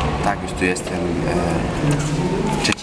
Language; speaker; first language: Polish; early bilingual, heritage; Polish